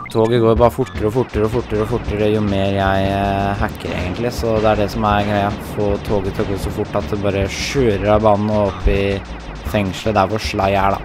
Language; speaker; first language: Norwegian; native; Norwegian